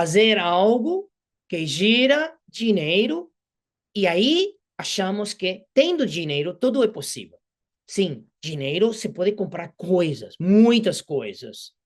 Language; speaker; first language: Portuguese; non-native, fluent; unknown